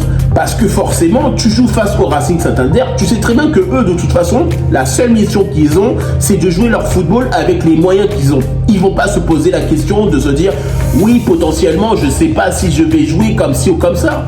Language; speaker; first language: French; native; French